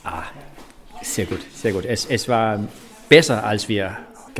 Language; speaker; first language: German; non-native, learner; Danish